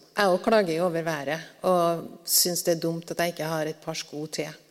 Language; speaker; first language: Norwegian; native; Norwegian